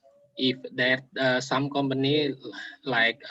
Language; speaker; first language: English; non-native, local second language; Indonesian